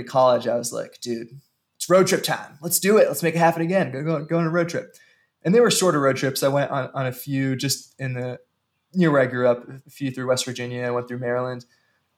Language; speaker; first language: English; native; English